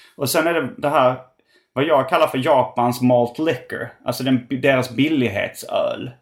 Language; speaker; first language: Swedish; native; Swedish